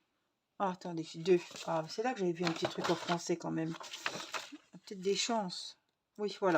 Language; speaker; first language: French; native; French